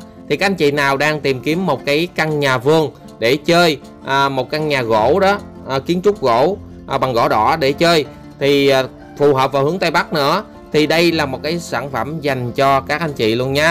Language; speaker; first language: Vietnamese; native; Vietnamese